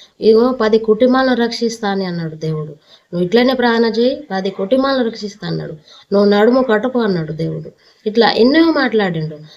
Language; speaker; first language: Telugu; non-native, local second language; Lambadi